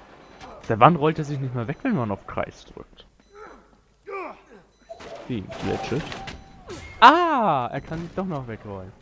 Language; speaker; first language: German; native; German